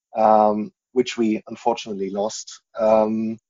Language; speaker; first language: English; non-native, fluent; German